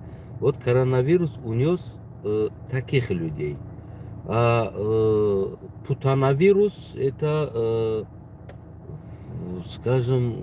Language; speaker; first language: Russian; non-native, local second language; Tajik